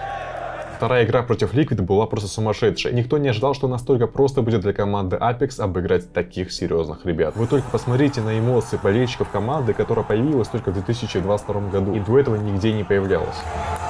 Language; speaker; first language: Russian; native; Russian